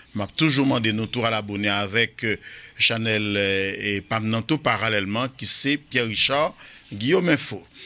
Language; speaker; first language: French; non-native, local second language; Haitian Creole